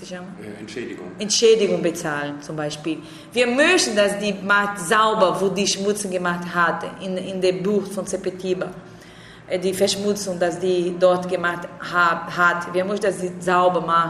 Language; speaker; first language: German; non-native, learner; Portuguese